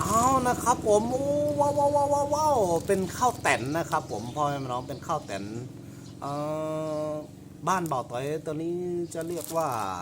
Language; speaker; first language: Thai; non-native, local second language; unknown